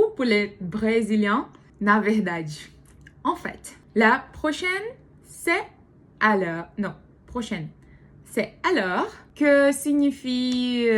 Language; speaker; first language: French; non-native, learner; Portuguese